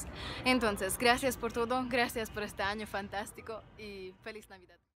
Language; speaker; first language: Spanish; non-native, learner; Hungarian